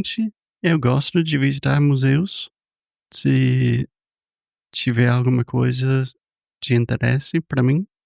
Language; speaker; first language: Portuguese; non-native, fluent; English